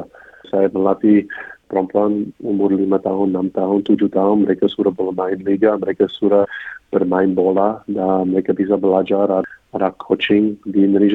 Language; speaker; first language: Indonesian; non-native, fluent; English